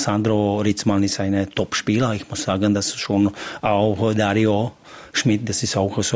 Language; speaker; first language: German; non-native, learner; Czech